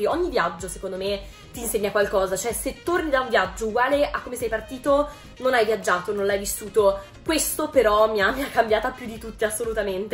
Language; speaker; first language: Italian; native; Italian